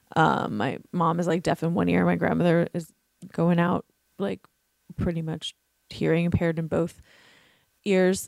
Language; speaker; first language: English; native; English